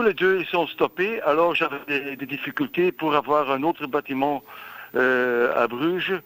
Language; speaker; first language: French; non-native, local second language; Dutch